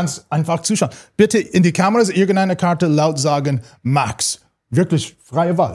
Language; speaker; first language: German; non-native, fluent; English